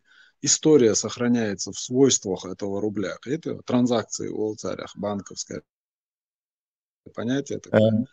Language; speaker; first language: Russian; non-native, local second language; Chechen